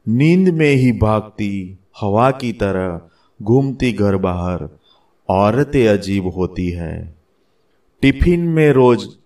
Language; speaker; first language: Hindi; non-native, local second language; Gujarati